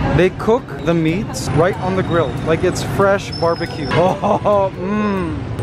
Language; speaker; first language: English; native; English